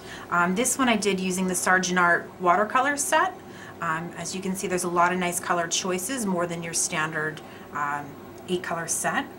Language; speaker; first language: English; native; English